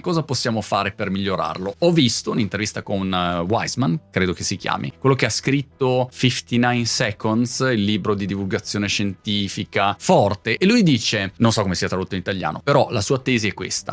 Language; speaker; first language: Italian; native; Italian